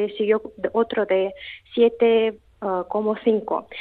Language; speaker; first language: Spanish; non-native, fluent; Russian